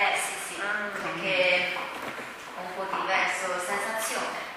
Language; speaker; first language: Italian; non-native, learner; Chinese